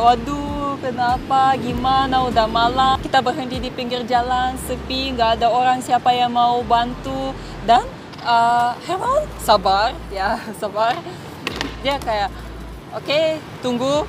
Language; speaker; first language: Indonesian; non-native, fluent; Russian